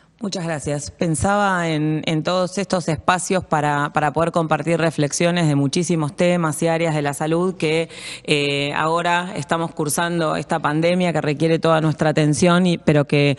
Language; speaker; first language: Spanish; native; Spanish